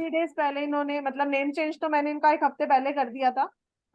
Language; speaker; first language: Hindi; native; Hindi